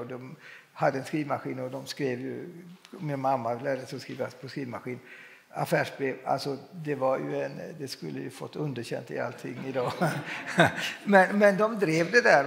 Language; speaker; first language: Swedish; native; Swedish